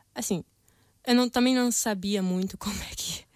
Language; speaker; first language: Portuguese; non-native, fluent; German